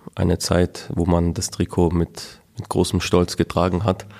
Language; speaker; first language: German; native; German